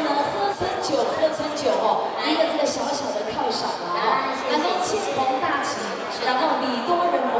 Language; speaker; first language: Chinese; native; Chinese